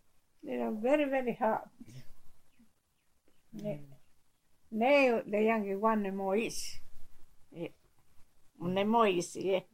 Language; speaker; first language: English; non-native, learner; Italian